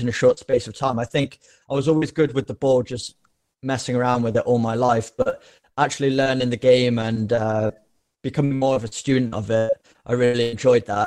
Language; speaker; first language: English; native; English